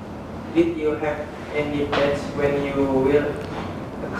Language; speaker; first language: English; non-native, learner; Indonesian